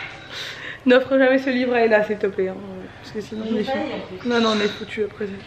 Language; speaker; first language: French; native; French